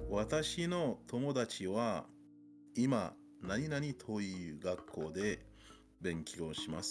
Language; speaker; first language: Japanese; non-native, learner; French